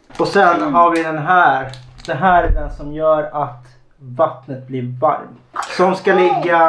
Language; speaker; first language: Swedish; native; Swedish